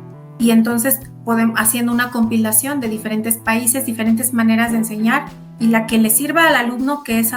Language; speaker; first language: Spanish; native; Spanish